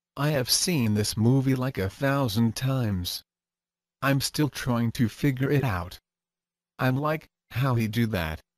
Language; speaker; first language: English; native; English